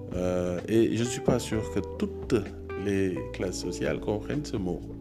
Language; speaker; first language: French; non-native, local second language; Wolof